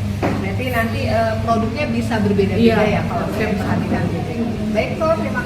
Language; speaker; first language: Malay; native; Malay